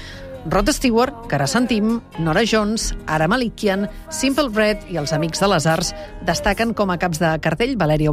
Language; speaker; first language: Catalan; native; Catalan